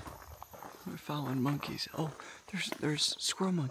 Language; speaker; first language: English; native; English